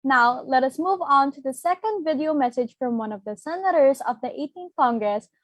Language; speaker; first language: English; non-native, local second language; Filipino